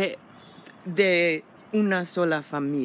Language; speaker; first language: Spanish; non-native, fluent; English